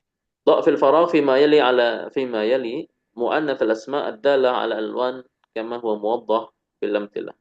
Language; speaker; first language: Arabic; non-native, fluent; Indonesian